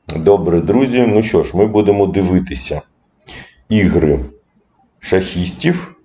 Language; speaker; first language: Ukrainian; non-native, local second language; Russian